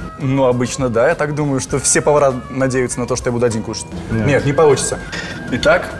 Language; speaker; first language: Russian; native; Russian